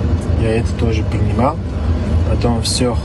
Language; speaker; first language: Russian; non-native, learner; Uzbek